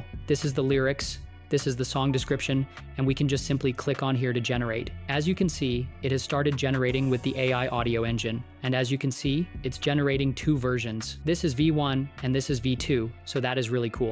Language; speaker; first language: English; native; English